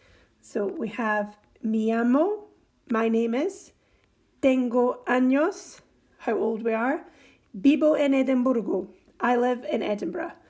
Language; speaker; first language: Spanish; non-native, learner; English